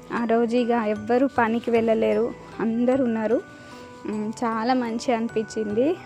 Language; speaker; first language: Telugu; non-native, local second language; Marathi